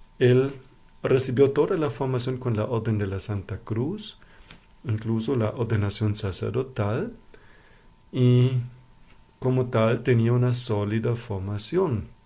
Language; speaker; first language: Spanish; non-native, fluent; German